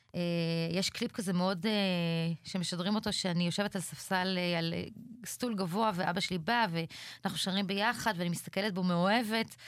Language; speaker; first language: Hebrew; native; Hebrew